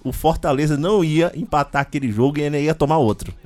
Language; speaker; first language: Portuguese; native; Portuguese